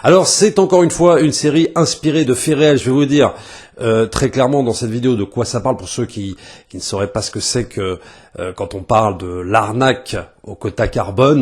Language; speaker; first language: French; native; French